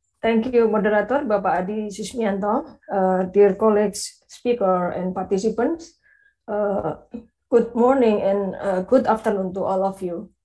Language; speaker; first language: English; non-native, fluent; Indonesian